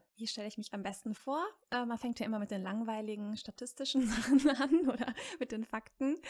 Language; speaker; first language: German; native; German